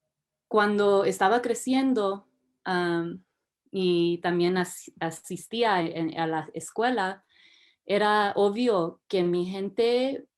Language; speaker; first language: Spanish; early bilingual, heritage; English